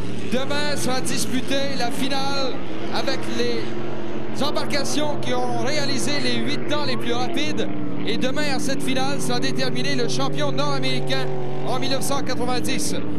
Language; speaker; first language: French; native; French